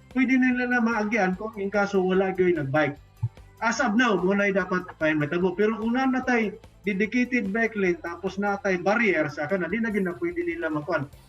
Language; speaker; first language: Cebuano; native; Cebuano